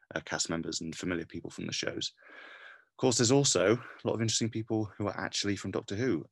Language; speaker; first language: English; native; English